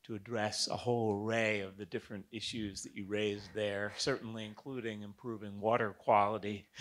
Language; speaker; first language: English; native; English